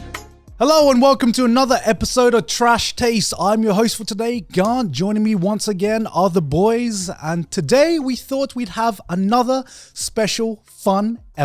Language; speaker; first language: English; native; English